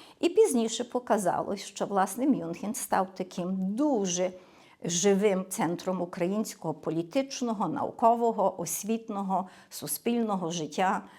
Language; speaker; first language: Ukrainian; early bilingual, heritage; Ukrainian